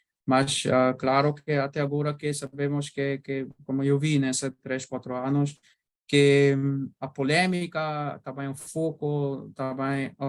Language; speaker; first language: Portuguese; non-native, learner; Bangla